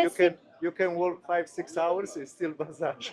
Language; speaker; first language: English; non-native, learner; Turkish